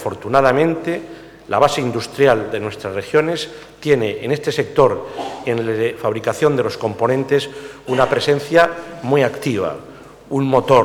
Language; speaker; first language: Spanish; native; Spanish